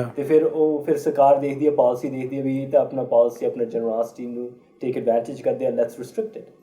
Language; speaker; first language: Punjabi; early bilingual, heritage; Punjabi